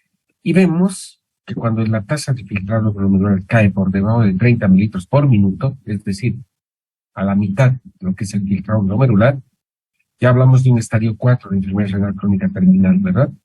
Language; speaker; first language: Spanish; native; Spanish